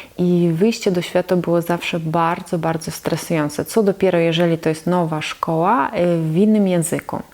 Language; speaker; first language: Polish; non-native, fluent; Russian